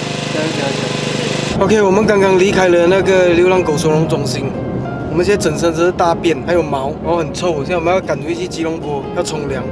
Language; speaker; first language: Chinese; native; Chinese